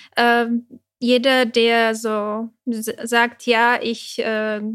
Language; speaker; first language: German; non-native, fluent; Czech